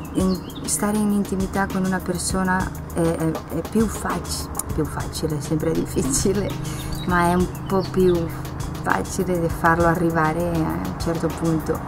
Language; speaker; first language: Italian; non-native, fluent; Spanish